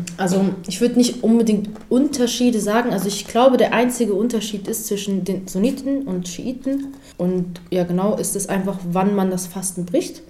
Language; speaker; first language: German; early bilingual, other home language; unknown